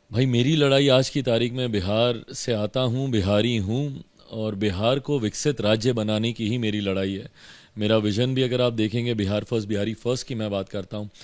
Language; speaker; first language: Hindi; native; Hindi